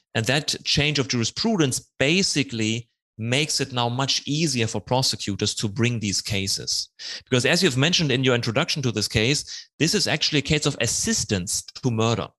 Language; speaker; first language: English; non-native, fluent; German